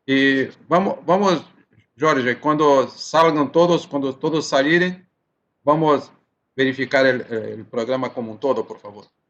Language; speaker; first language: Spanish; non-native, learner; Portuguese